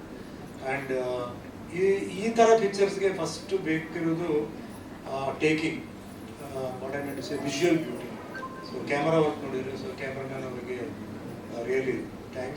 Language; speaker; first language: Kannada; non-native, fluent; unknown